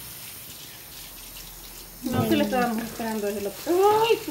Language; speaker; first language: Spanish; native; Spanish